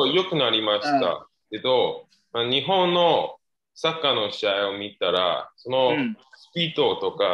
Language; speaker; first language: Japanese; non-native, learner; Chinese